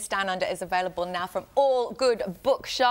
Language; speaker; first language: English; native; English